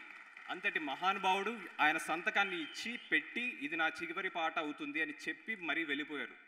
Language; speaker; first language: Telugu; native; Telugu